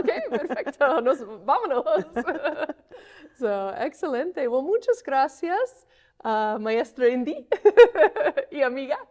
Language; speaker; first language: Spanish; non-native, fluent; English